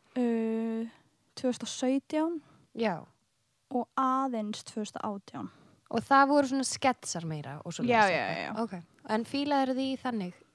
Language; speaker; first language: Icelandic; early bilingual, other home language; Filipino